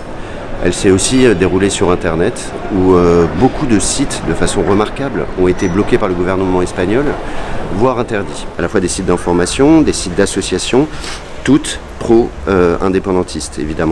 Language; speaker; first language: French; native; French